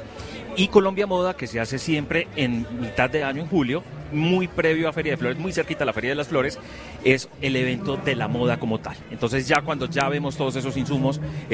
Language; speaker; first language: Spanish; native; Spanish